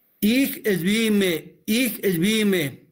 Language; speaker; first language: German; non-native, learner; Spanish